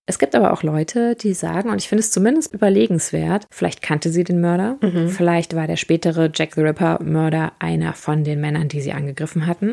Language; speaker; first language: German; native; German